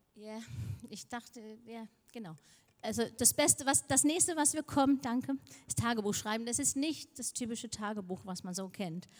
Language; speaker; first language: German; non-native, fluent; Danish